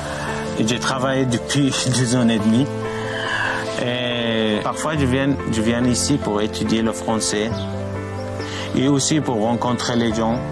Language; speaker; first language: French; non-native, learner; Arabic